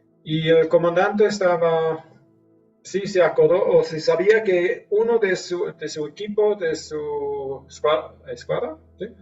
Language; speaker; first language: Spanish; non-native, fluent; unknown